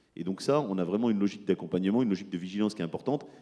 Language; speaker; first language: French; native; French